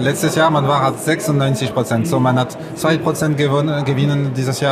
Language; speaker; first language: German; non-native, learner; French